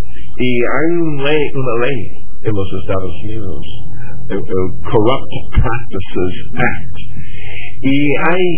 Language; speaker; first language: Spanish; non-native, fluent; English